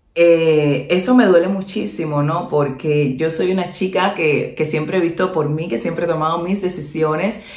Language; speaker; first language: Spanish; native; Spanish